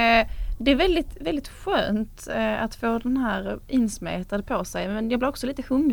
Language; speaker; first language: Swedish; native; Swedish